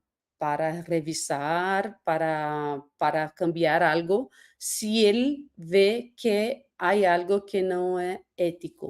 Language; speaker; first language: Spanish; non-native, fluent; Portuguese